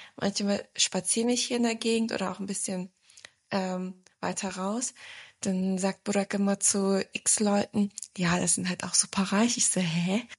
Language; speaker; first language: German; early bilingual, other home language; Turkish